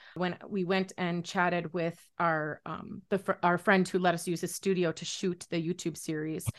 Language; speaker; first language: English; native; English